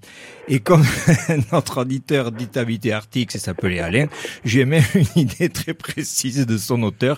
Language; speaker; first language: French; native; French